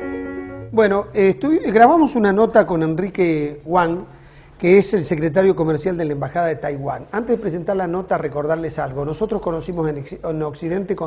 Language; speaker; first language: Spanish; native; Spanish